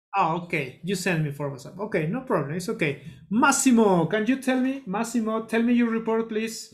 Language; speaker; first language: English; non-native, learner; Spanish